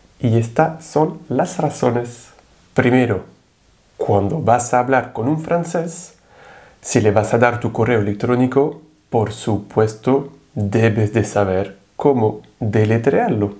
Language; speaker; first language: Spanish; non-native, fluent; French